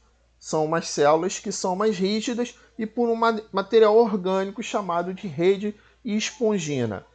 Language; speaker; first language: Portuguese; native; Portuguese